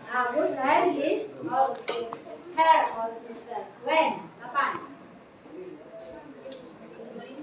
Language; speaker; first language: English; non-native, learner; Indonesian